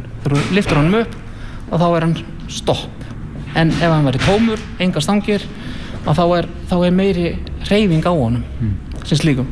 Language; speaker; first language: Icelandic; native; Icelandic